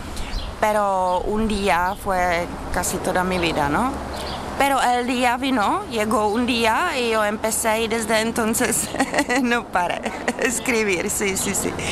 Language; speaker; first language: Spanish; non-native, learner; Czech